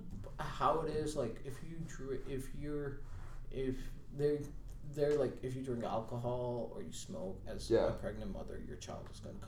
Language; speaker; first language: English; non-native, local second language; Marathi